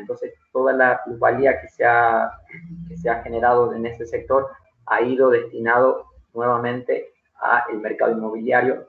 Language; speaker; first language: Spanish; native; Spanish